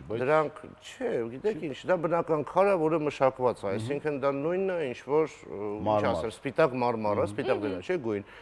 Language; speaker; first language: Armenian; native; Armenian